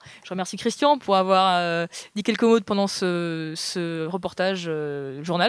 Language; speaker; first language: French; native; French